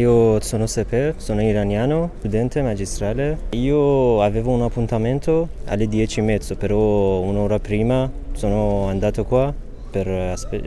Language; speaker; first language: Italian; non-native, fluent; Persian